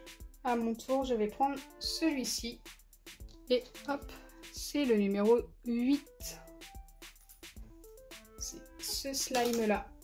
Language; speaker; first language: French; native; French